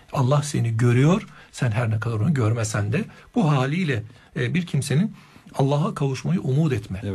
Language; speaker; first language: Turkish; native; Turkish